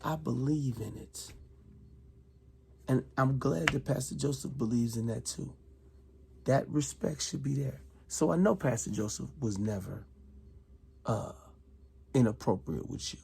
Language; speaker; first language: English; native; English